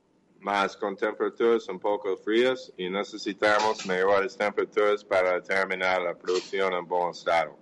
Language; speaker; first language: Portuguese; non-native, fluent; English